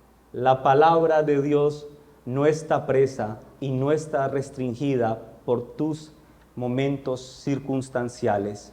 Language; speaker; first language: Spanish; native; Spanish